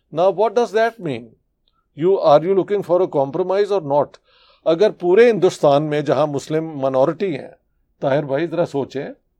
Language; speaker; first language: Hindi; native; Hindi